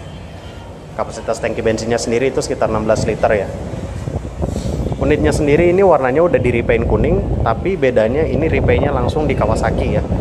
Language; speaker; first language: Indonesian; native; Indonesian